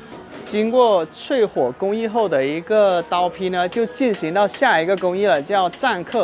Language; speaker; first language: Chinese; native; Chinese